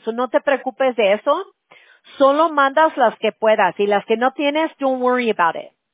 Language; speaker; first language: Spanish; early bilingual, heritage; Spanish